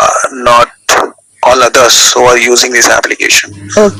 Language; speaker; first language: English; non-native, local second language; Hindi